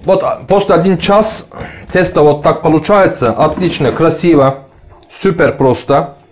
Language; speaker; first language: Russian; non-native, learner; Turkish